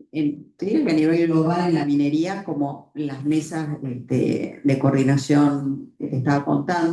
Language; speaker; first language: Spanish; native; Spanish